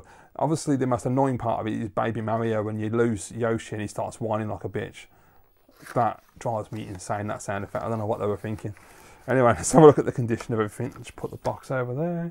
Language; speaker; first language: English; native; English